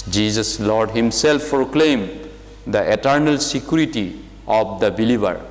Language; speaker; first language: English; non-native, local second language; Assamese